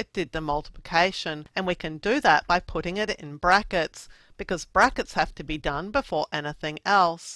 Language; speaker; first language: English; native; English